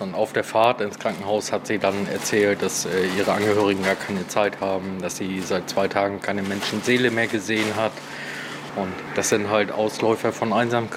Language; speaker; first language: German; native; German